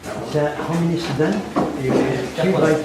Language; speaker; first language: English; non-native, learner; French